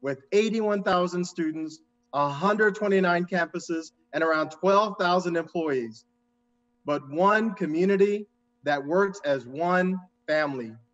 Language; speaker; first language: English; native; English